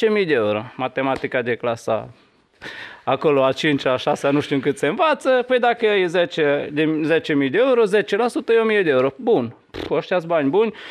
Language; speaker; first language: Romanian; non-native, local second language; Hungarian